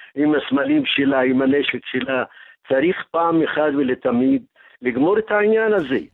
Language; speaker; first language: Hebrew; non-native, local second language; Arabic